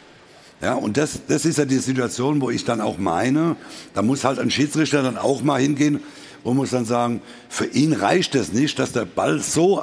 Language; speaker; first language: German; native; German